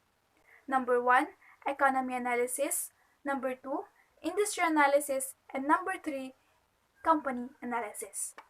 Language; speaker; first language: English; non-native, local second language; Filipino